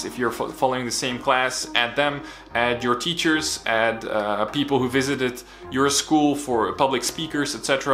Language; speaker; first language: English; non-native, fluent; Dutch